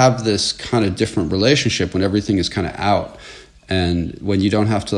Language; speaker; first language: English; native; English